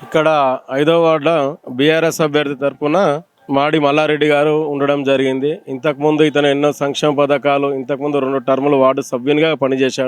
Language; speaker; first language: Telugu; native; Telugu